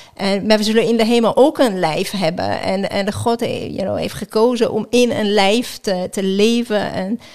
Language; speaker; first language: Dutch; non-native, fluent; French